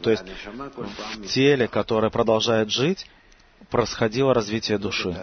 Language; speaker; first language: Russian; native; Russian